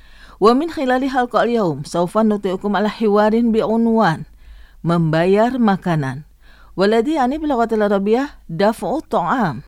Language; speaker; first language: Arabic; non-native, fluent; Indonesian